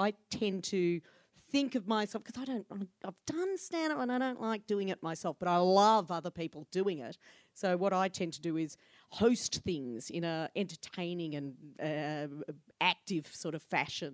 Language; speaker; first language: English; native; English